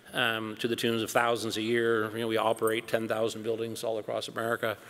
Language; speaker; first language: English; native; English